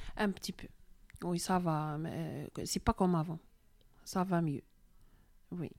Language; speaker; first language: French; non-native, learner; Arabic